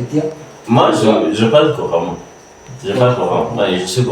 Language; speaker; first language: French; non-native, learner; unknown